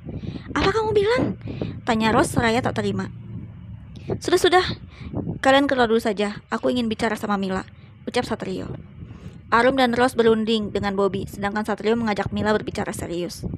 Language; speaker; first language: Indonesian; native; Indonesian